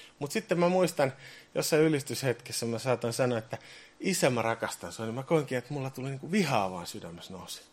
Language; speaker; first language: Finnish; native; Finnish